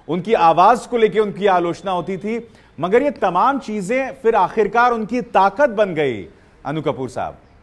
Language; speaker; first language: Hindi; native; Hindi